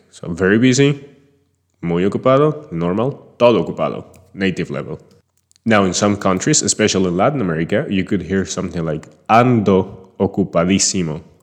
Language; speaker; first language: English; non-native, fluent; Spanish